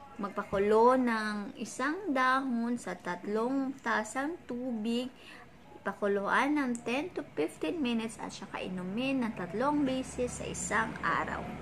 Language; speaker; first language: Filipino; non-native, local second language; Cebuano